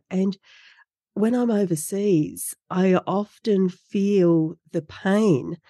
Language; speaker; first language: English; native; English